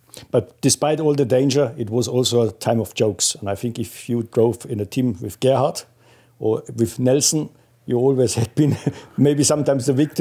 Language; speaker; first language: English; non-native, fluent; German